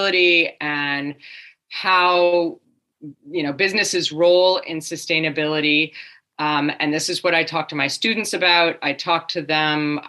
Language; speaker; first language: English; native; English